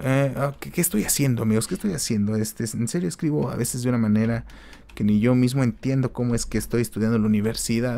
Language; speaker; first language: Spanish; native; Spanish